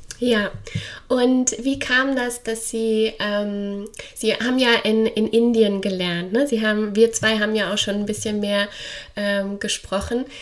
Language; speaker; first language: German; native; German